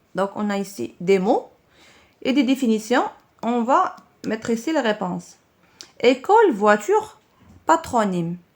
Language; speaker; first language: French; non-native, local second language; Arabic